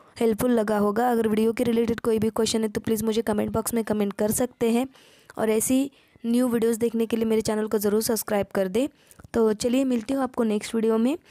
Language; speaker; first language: Hindi; non-native, local second language; Marathi